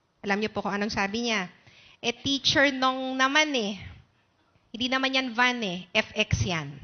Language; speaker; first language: Filipino; native; Filipino